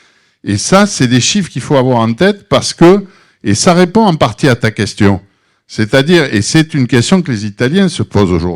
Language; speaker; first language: French; native; French